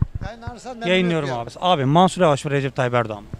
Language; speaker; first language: Turkish; native; Turkish